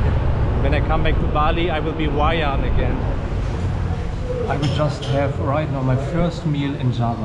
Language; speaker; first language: English; non-native, fluent; German